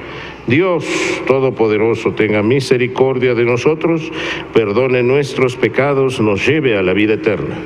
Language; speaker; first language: Spanish; native; Spanish